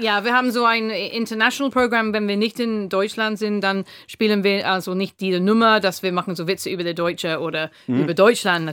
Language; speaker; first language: German; non-native, fluent; English